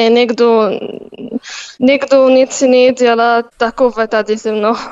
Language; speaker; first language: Czech; non-native, learner; Arabic